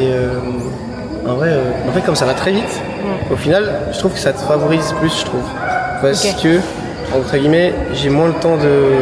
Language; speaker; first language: French; native; French